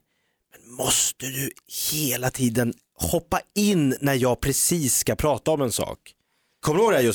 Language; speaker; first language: Swedish; native; Swedish